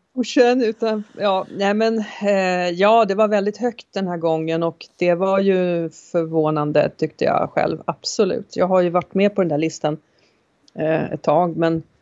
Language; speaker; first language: Swedish; native; Swedish